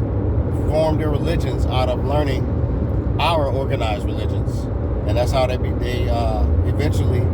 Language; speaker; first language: English; native; English